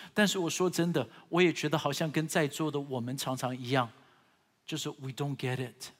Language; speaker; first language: Chinese; early bilingual, heritage; Chinese